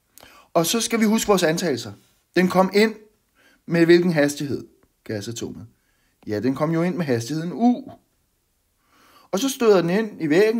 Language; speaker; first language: Danish; native; Danish